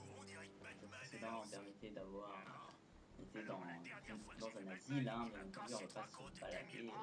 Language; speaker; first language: French; native; French